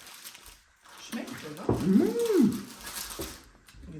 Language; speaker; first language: German; native; German